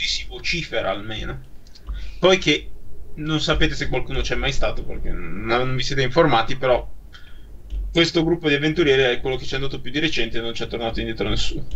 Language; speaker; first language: Italian; native; Italian